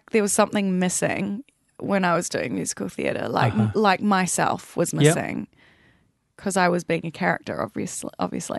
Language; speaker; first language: English; native; English